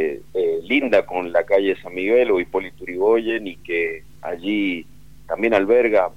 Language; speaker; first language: Spanish; native; Spanish